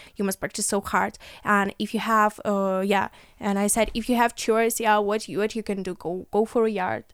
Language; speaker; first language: English; non-native, learner; Ukrainian